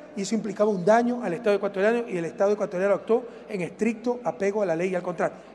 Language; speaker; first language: Spanish; native; Spanish